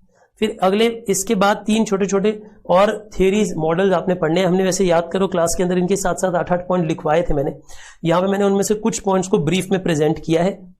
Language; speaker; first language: Hindi; native; Hindi